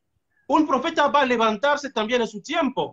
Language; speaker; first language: Spanish; non-native, fluent; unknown